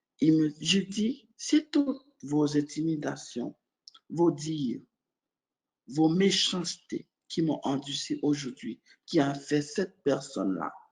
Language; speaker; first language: French; non-native, local second language; Haitian Creole